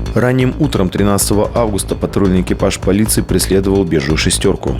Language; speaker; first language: Russian; native; Russian